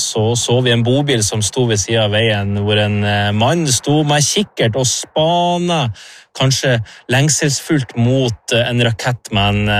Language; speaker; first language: Norwegian; native; Norwegian